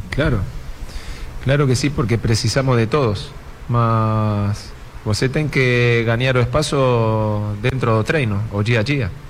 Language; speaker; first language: Portuguese; non-native, fluent; Spanish